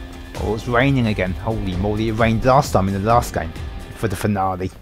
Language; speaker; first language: English; native; English